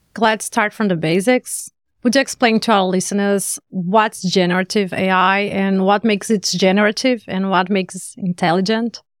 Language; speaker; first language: English; non-native, fluent; Portuguese